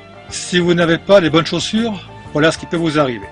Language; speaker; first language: French; native; French